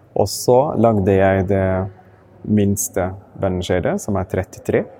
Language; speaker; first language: Norwegian; non-native, fluent; Arabic